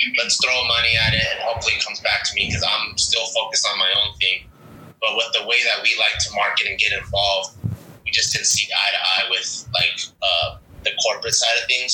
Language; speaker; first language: English; native; English